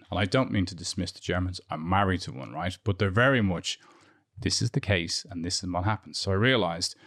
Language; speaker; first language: English; native; English